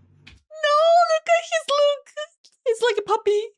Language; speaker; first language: English; non-native, fluent; Japanese